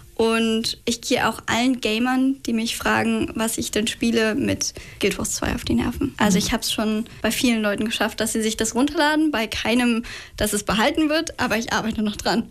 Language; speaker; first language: German; native; German